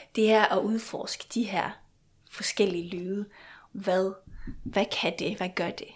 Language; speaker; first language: Danish; non-native, local second language; Faroese